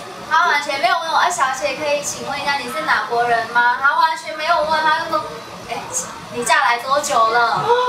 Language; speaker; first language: Chinese; non-native, fluent; Vietnamese